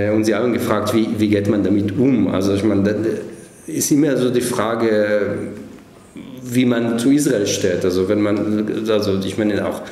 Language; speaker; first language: German; non-native, fluent; Hebrew